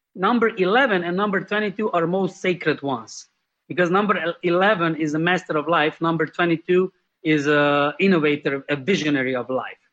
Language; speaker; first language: English; non-native, fluent; Slovenian